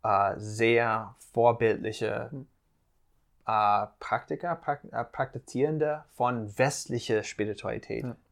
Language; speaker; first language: German; non-native, fluent; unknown